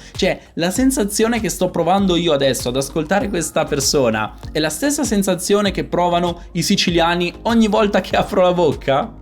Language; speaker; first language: Italian; native; Italian